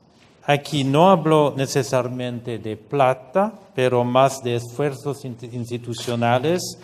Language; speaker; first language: Spanish; non-native, fluent; French